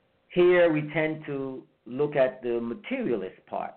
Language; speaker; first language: English; early bilingual, heritage; English